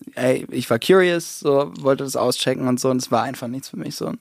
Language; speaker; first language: German; native; German